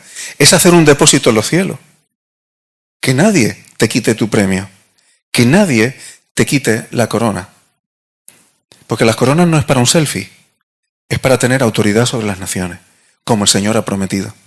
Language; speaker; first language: Spanish; native; Spanish